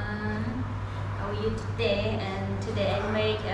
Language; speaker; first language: English; non-native, learner; Khmer